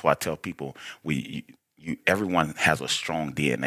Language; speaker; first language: English; native; English